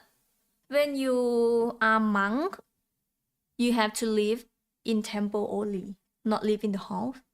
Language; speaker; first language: English; non-native, learner; Thai